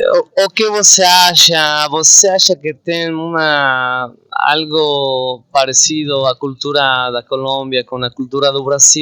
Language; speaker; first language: Portuguese; non-native, fluent; Spanish